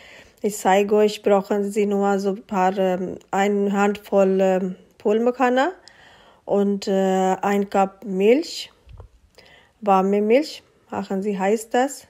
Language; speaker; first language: German; non-native, learner; Urdu